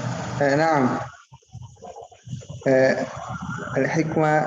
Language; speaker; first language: Arabic; non-native, learner; Indonesian